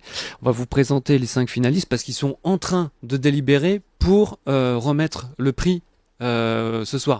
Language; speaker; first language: French; native; French